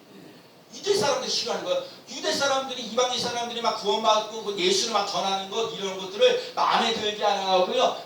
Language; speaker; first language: Korean; native; Korean